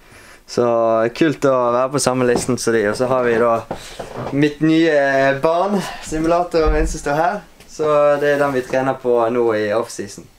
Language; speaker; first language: Norwegian; native; Norwegian